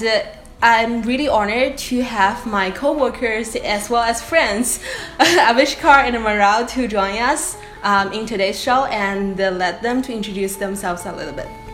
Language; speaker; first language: English; non-native, fluent; Chinese